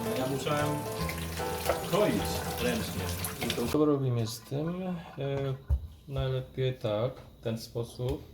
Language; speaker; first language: Polish; non-native, fluent; Vietnamese